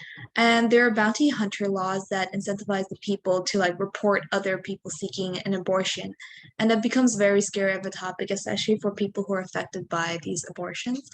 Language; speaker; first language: English; native; English